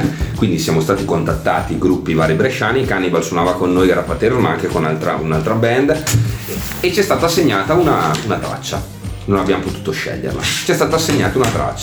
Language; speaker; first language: Italian; native; Italian